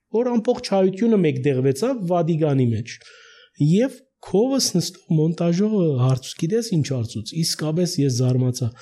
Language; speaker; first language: Armenian; early bilingual, heritage; Armenian